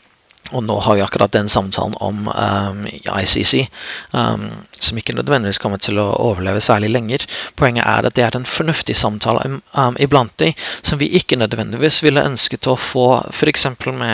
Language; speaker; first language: Norwegian; non-native, fluent; English